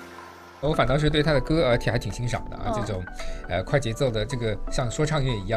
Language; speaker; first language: Chinese; native; Chinese